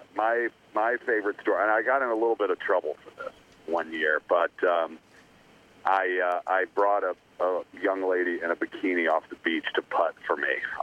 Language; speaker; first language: English; native; English